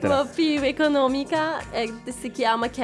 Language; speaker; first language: Italian; non-native, learner; Turkish